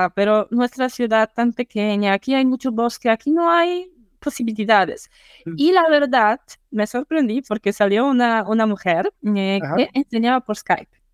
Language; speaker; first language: Spanish; non-native, fluent; Polish